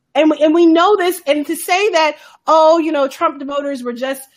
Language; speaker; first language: English; native; English